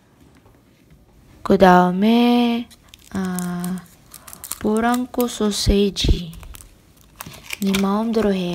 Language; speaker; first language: Korean; non-native, learner; Filipino